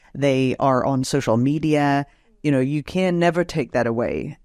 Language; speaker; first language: English; native; English